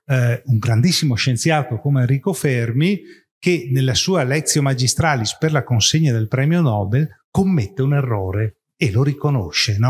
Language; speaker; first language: Italian; native; Italian